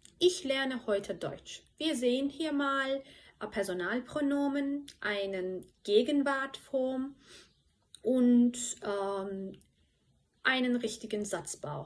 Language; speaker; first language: German; non-native, fluent; Turkish